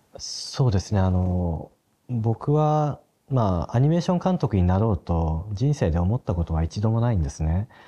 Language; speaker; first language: Japanese; native; Japanese